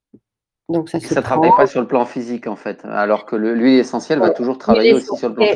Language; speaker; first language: French; native; French